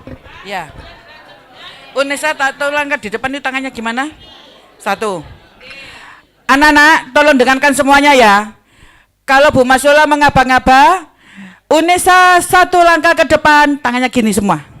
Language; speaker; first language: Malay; non-native, local second language; Javanese